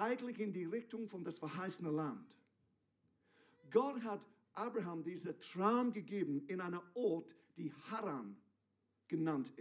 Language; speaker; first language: German; non-native, fluent; English